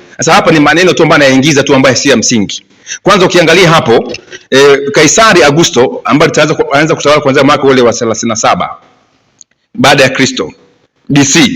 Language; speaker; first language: Swahili; native; Swahili